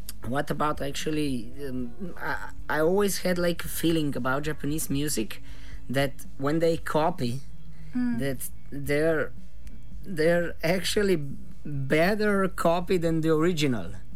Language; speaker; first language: English; non-native, fluent; Slovenian